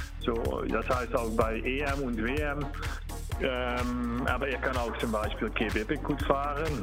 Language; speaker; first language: German; non-native, learner; Dutch